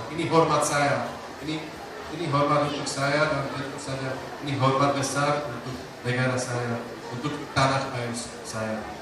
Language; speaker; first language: Indonesian; non-native, fluent; Slovak